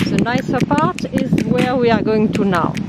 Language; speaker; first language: English; non-native, fluent; French